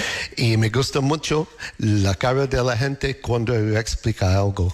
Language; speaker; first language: Spanish; non-native, learner; English